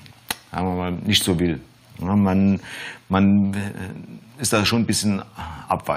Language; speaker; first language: German; native; German